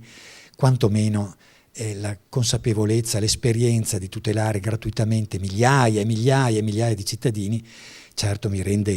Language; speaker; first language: Italian; native; Italian